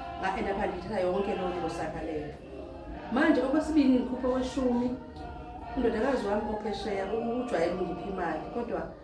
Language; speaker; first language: Zulu; non-native, local second language; Xhosa